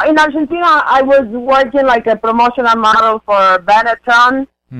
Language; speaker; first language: English; non-native, fluent; Spanish